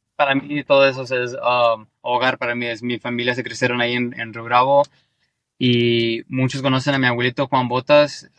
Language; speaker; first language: Spanish; early bilingual, heritage; Spanish